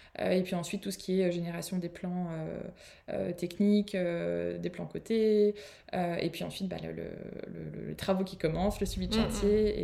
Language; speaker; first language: French; native; French